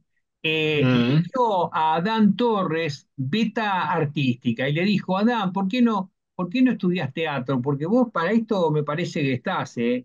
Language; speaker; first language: Spanish; native; Spanish